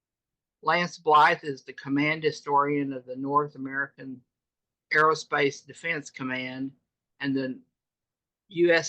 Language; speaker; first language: English; native; English